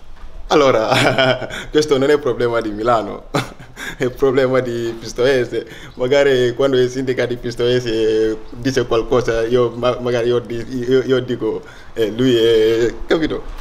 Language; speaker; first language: Italian; non-native, learner; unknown